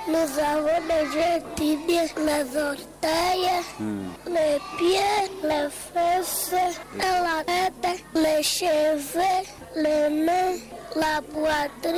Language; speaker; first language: French; non-native, local second language; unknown